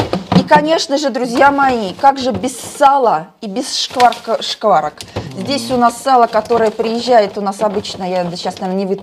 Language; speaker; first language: Russian; native; Russian